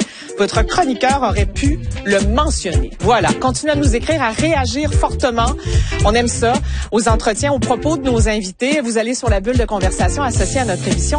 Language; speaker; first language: French; native; French